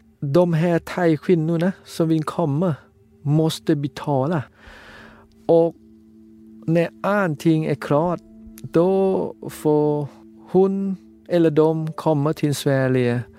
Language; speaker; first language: Swedish; non-native, learner; Thai